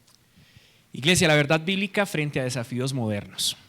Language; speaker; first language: Spanish; native; Spanish